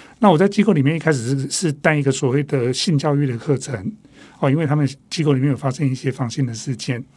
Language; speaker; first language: Chinese; non-native, local second language; Min Nan Chinese